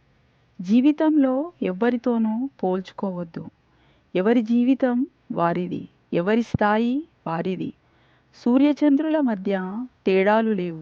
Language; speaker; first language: Telugu; native; Telugu